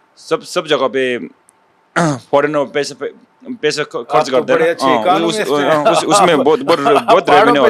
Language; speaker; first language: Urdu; non-native, learner; Sherpa